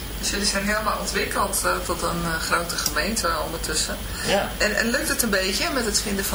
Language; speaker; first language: Dutch; native; Dutch